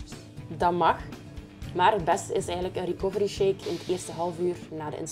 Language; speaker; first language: Dutch; native; Dutch